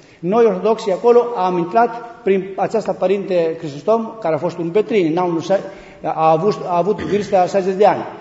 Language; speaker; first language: Romanian; non-native, learner; Greek